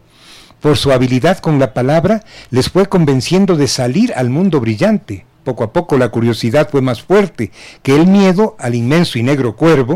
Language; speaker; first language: Spanish; native; Spanish